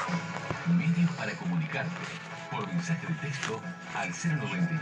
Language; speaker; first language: Spanish; native; Spanish